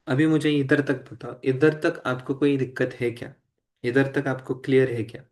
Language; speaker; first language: Hindi; non-native, local second language; Marathi